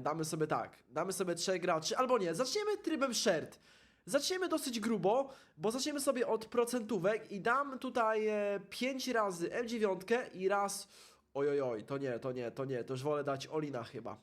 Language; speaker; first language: Polish; native; Polish